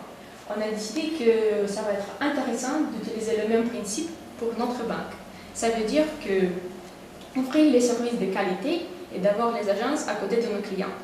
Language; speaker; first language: French; non-native, learner; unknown